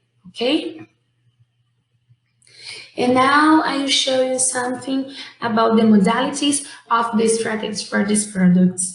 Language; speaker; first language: English; non-native, fluent; Portuguese